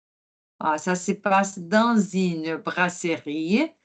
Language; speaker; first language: French; non-native, fluent; Portuguese